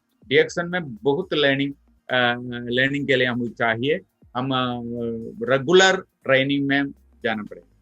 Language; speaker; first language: Hindi; non-native, local second language; Malayalam